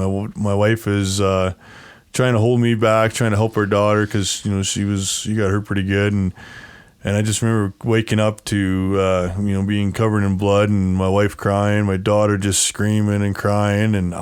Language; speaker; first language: English; native; English